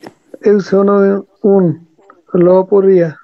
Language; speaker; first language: Italian; non-native, learner; Bangla